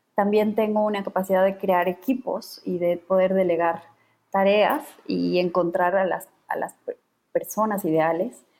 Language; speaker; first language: Spanish; native; Spanish